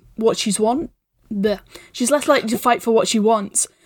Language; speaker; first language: English; native; English